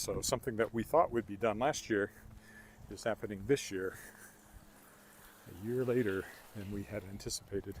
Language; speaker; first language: English; native; English